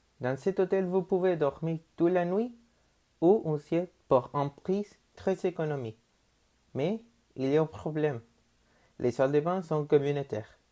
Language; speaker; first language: French; non-native, learner; Spanish